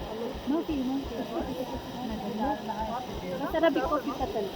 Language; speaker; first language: Arabic; non-native, learner; Filipino